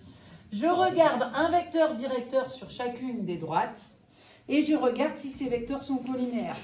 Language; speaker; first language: French; native; French